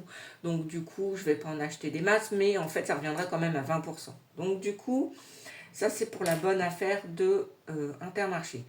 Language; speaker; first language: French; native; French